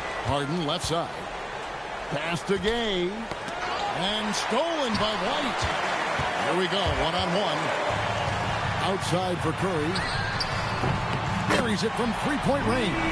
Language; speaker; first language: English; native; English